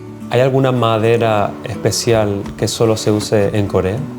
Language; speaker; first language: Spanish; native; Spanish